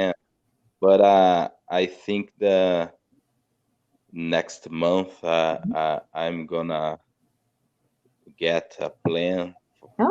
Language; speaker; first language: English; non-native, learner; Portuguese